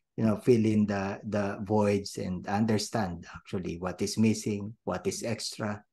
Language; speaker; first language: English; non-native, local second language; Filipino